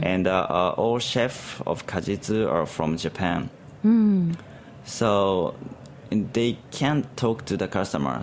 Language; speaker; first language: English; non-native, learner; Japanese